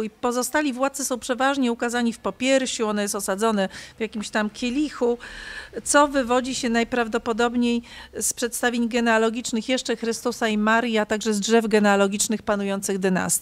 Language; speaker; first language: Polish; native; Polish